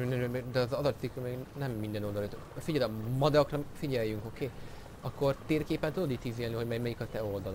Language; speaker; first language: Hungarian; native; Hungarian